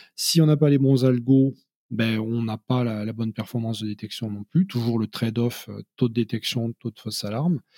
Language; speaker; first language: French; native; French